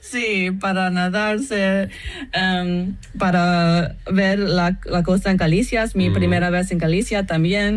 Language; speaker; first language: Spanish; non-native, fluent; English